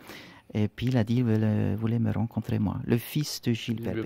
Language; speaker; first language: French; non-native, local second language; Swiss German